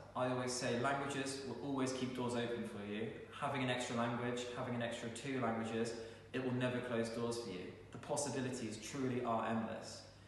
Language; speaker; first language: English; native; English